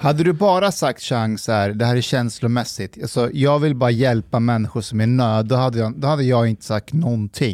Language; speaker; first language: Swedish; native; Swedish